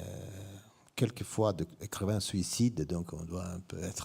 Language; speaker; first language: French; non-native, fluent; Italian